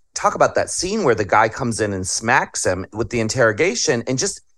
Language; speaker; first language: English; native; English